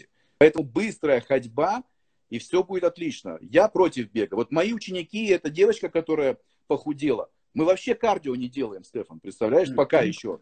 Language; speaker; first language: Russian; native; Russian